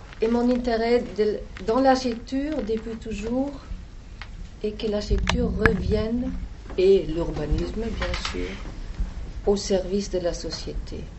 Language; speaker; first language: French; non-native, fluent; German